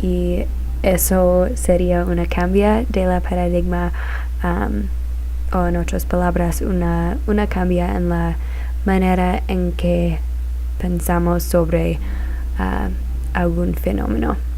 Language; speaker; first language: Spanish; non-native, learner; English